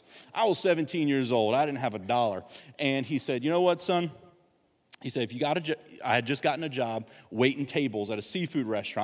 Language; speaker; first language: English; native; English